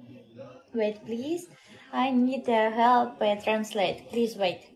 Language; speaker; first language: English; non-native, learner; Russian